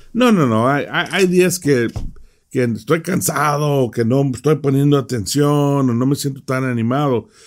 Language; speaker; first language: Spanish; early bilingual, heritage; Spanish